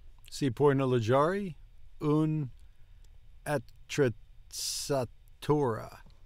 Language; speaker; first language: Italian; non-native, learner; English